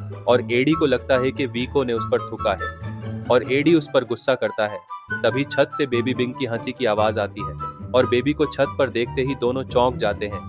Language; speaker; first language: Hindi; native; Hindi